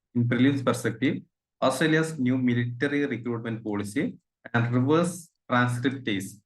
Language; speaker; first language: English; non-native, local second language; Malayalam